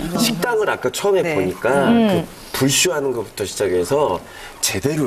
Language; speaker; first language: Korean; native; Korean